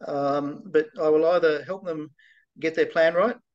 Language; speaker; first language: English; native; English